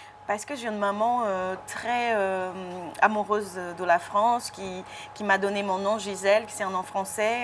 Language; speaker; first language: French; non-native, fluent; Portuguese